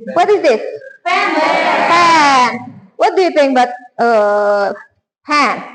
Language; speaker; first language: English; non-native, learner; Indonesian